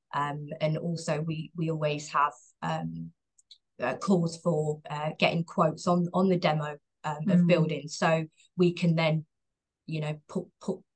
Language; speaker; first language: English; native; English